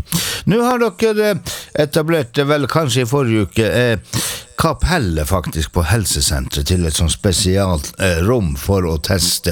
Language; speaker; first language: Norwegian; native; Norwegian